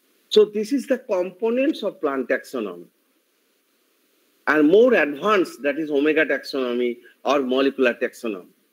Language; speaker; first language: English; non-native, local second language; Bangla